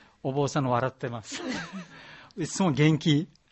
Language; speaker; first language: Japanese; non-native, learner; Bangla